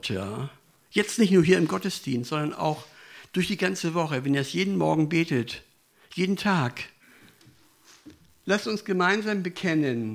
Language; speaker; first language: German; native; German